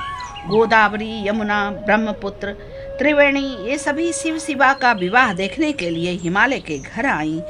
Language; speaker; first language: Hindi; native; Hindi